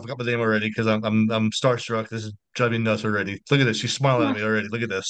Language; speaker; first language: English; native; English